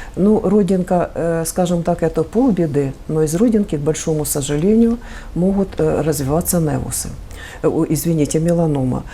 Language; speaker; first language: Russian; native; Russian